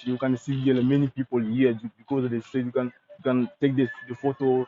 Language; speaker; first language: English; non-native, learner; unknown